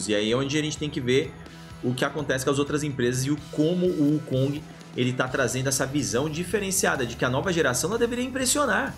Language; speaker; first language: Portuguese; native; Portuguese